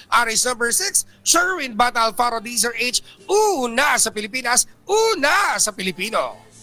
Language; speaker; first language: Filipino; native; Filipino